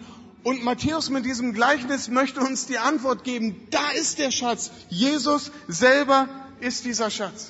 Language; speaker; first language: German; native; German